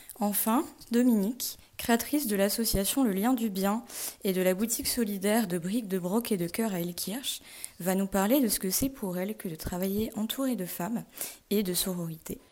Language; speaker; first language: French; native; French